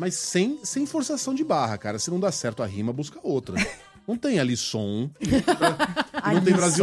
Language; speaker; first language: Portuguese; native; Portuguese